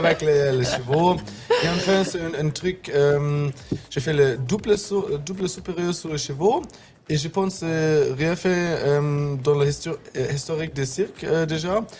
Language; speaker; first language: French; non-native, learner; German